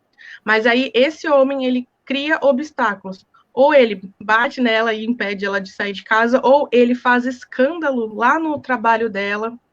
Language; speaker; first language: Portuguese; native; Portuguese